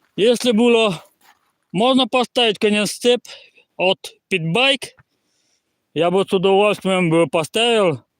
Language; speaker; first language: Russian; non-native, local second language; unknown